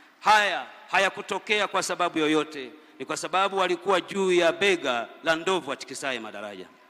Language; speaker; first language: Swahili; native; Swahili